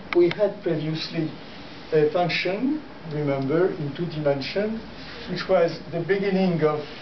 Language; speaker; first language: English; non-native, fluent; French